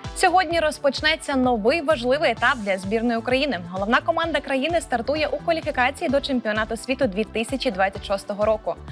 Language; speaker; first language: Ukrainian; native; Ukrainian